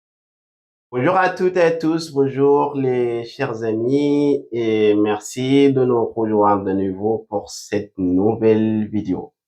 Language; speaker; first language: French; non-native, fluent; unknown